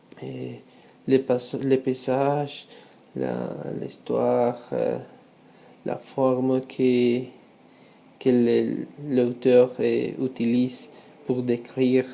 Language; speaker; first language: French; non-native, learner; Spanish